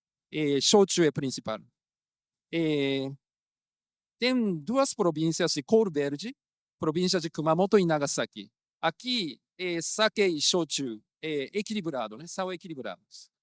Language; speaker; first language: Portuguese; non-native, fluent; Japanese